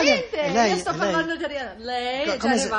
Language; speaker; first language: Italian; non-native, learner; English